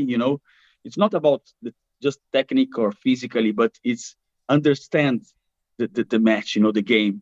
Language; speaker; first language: English; non-native, fluent; Portuguese